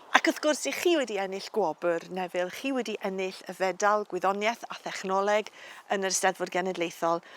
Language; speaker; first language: Welsh; native; Welsh